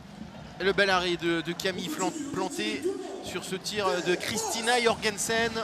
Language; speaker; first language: French; native; French